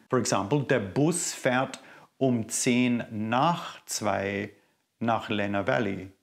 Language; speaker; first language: German; native; German